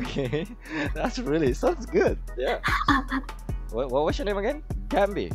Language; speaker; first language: English; non-native, learner; Indonesian